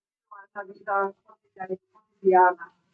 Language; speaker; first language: Spanish; non-native, learner; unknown